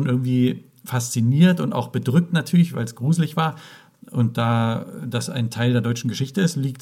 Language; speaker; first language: German; native; German